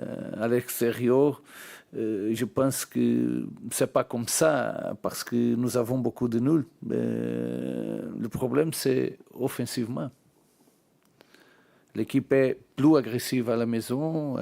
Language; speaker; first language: French; non-native, learner; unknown